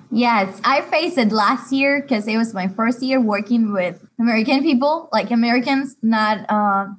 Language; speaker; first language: English; non-native, fluent; Spanish